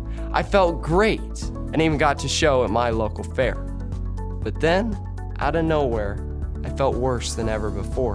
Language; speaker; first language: English; native; English